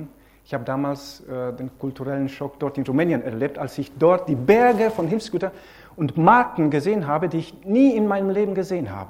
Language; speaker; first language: German; non-native, fluent; Romanian